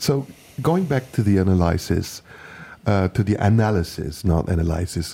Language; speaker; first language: English; non-native, fluent; Turkish